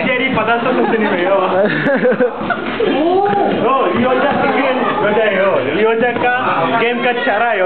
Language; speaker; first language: Korean; non-native, learner; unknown